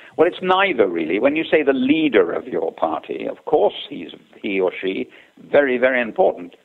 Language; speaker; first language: English; native; English